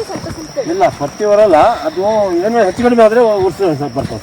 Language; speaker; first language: Kannada; native; Kannada